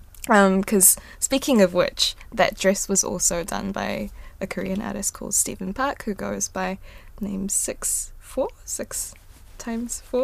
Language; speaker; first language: English; non-native, local second language; Korean